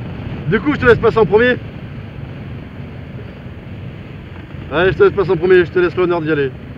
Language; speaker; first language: French; native; French